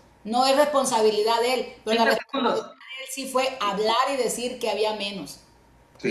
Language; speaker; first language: Spanish; native; Spanish